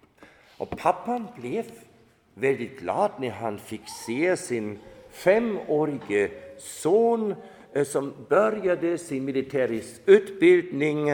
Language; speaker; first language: Swedish; non-native, fluent; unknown